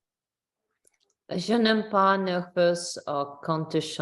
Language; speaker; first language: French; non-native, learner; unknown